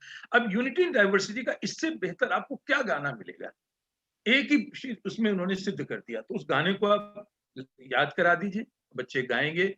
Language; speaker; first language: Hindi; native; Hindi